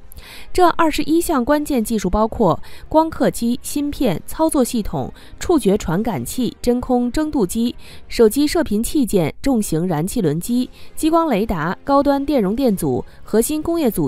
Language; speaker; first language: Chinese; native; Chinese